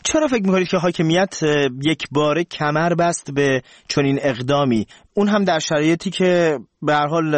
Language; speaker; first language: Persian; native; Persian